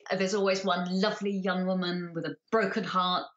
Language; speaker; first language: English; native; English